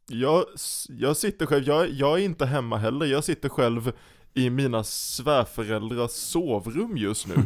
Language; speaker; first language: Swedish; native; Swedish